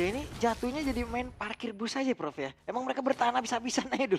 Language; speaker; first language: Indonesian; native; Indonesian